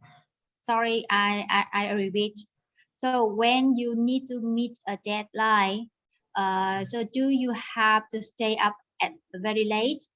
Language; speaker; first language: English; non-native, learner; Vietnamese